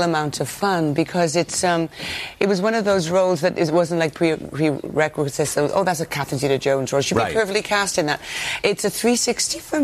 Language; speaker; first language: English; native; English